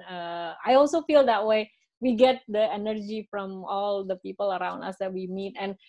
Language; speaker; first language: English; non-native, fluent; Indonesian